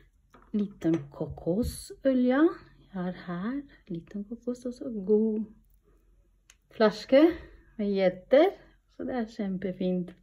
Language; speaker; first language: Norwegian; non-native, learner; Albanian